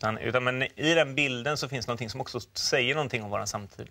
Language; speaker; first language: Swedish; native; Swedish